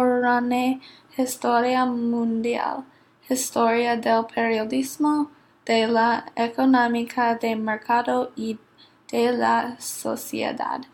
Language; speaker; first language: Spanish; non-native, learner; English